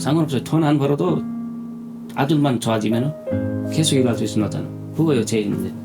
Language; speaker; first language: Korean; non-native, learner; Nepali